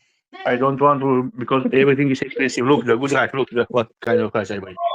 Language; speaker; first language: English; non-native, learner; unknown